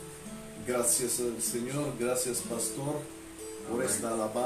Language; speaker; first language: Spanish; non-native, fluent; Bulgarian